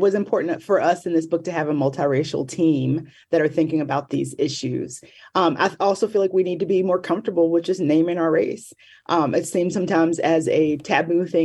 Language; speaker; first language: English; native; English